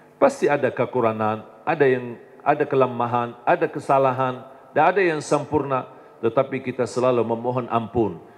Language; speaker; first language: Indonesian; non-native, fluent; Arabic